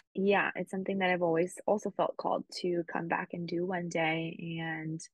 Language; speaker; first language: English; early bilingual, other home language; Spanish